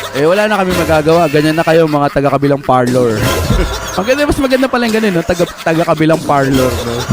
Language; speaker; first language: Filipino; non-native, local second language; Iloko